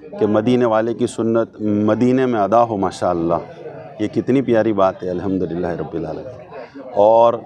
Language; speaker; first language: Urdu; non-native, local second language; Gujarati